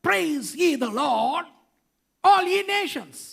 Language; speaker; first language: English; non-native, local second language; Sinhala